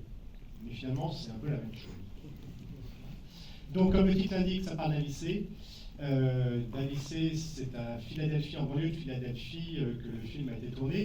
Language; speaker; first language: French; native; French